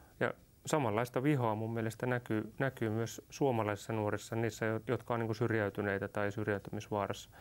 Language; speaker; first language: Finnish; native; Finnish